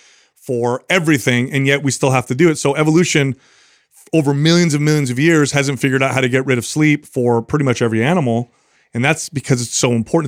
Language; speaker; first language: English; native; English